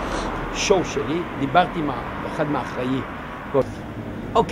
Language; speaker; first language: Hebrew; non-native, fluent; French